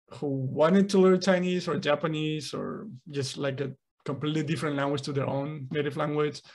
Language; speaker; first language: English; non-native, fluent; Spanish